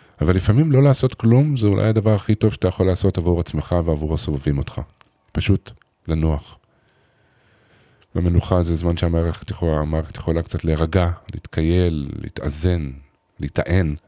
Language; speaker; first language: Hebrew; native; Hebrew